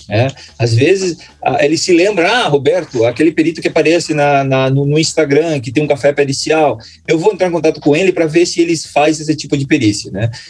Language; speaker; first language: Portuguese; non-native, fluent; Spanish